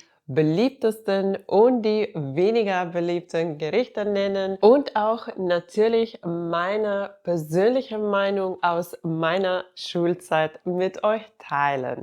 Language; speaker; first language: German; non-native, fluent; Finnish